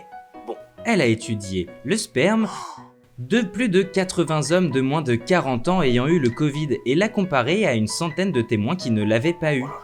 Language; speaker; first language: French; native; French